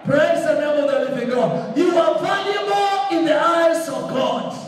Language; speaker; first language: English; non-native, local second language; Swahili